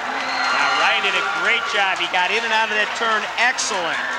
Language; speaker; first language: English; native; English